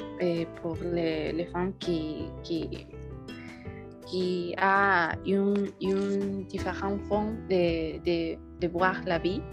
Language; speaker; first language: French; non-native, learner; Spanish